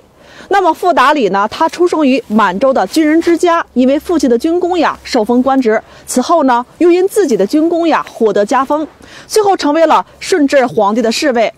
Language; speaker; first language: Chinese; native; Chinese